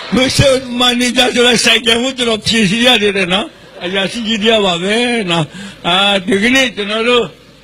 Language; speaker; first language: Burmese; non-native, local second language; Karen languages